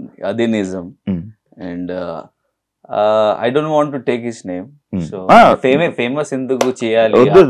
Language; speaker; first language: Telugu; non-native, learner; Hindi